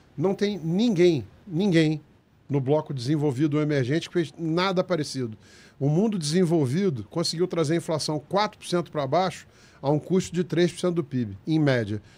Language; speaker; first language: Portuguese; native; Portuguese